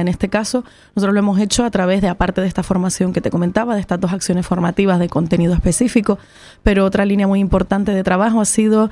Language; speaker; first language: Spanish; native; Spanish